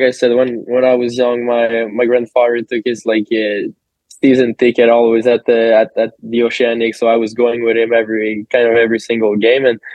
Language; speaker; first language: English; native; English